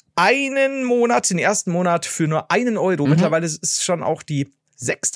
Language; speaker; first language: German; native; German